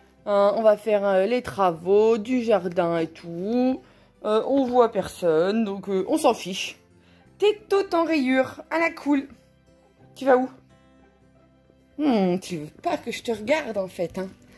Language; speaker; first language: French; native; French